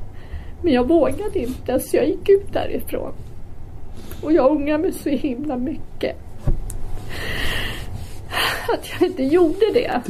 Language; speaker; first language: Swedish; early bilingual, other home language; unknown